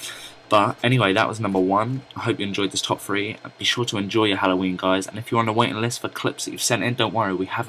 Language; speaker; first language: English; native; English